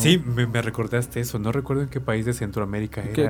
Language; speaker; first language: Spanish; native; Spanish